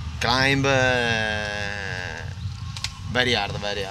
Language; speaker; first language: English; non-native, learner; Italian